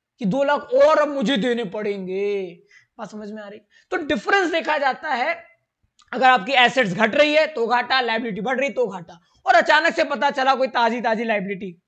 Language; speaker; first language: Hindi; native; Hindi